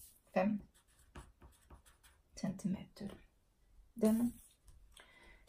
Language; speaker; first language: Swedish; non-native, learner; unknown